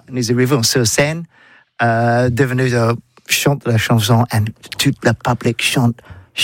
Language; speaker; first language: French; non-native, learner; English